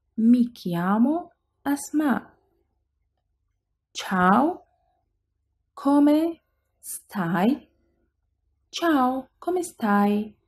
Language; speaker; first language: Italian; non-native, fluent; Arabic